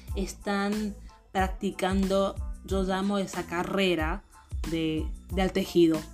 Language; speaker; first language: Spanish; non-native, fluent; Haitian Creole